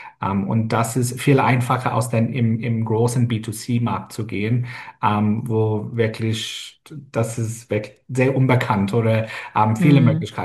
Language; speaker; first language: German; non-native, fluent; English